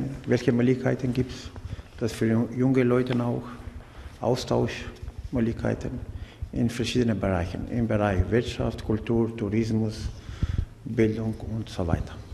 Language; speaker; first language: German; non-native, learner; Macedonian